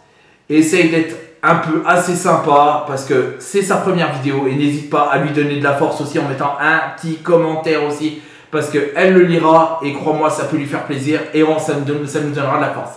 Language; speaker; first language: French; native; French